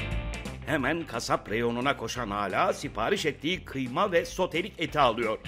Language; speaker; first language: Turkish; native; Turkish